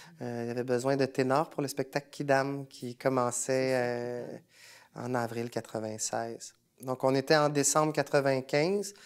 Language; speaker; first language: French; native; French